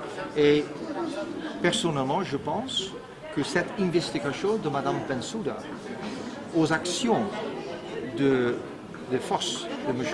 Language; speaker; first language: French; non-native, fluent; Dutch